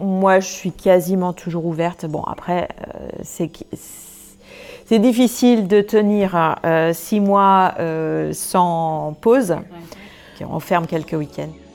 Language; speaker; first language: French; non-native, fluent; German